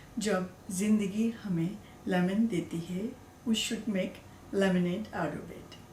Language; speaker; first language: Hindi; non-native, learner; Bangla